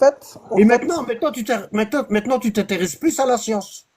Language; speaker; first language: French; native; French